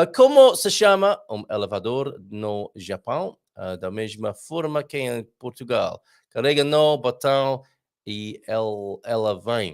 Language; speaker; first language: Portuguese; non-native, learner; English